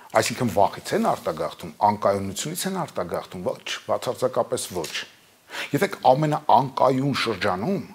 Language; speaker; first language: Armenian; native; Armenian